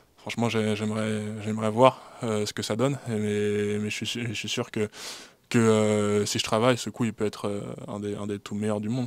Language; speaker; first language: French; native; French